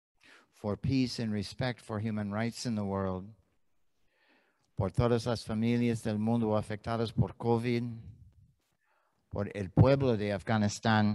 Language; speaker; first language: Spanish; non-native, learner; English